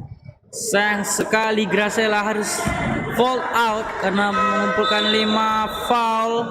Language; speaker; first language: Indonesian; native; Indonesian